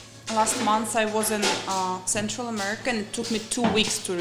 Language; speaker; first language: English; non-native, fluent; Russian